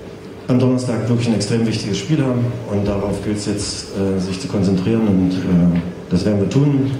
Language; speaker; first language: German; native; German